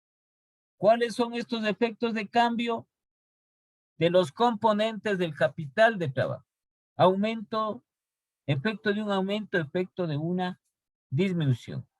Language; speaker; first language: Spanish; native; Spanish